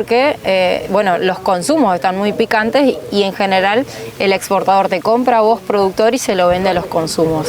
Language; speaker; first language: Spanish; native; Spanish